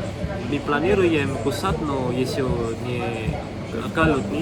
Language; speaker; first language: Russian; non-native, learner; Indonesian